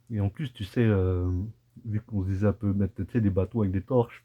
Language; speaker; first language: French; native; French